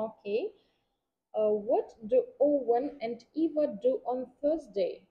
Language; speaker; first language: English; non-native, fluent; Vietnamese